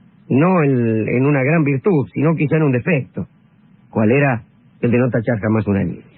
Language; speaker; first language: Spanish; native; Spanish